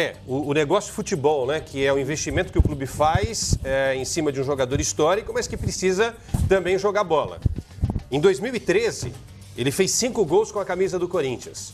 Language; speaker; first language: Portuguese; native; Portuguese